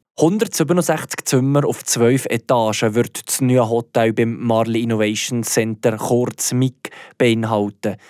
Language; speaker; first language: German; native; German